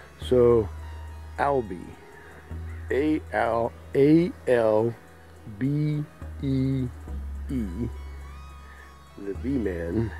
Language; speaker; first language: English; native; English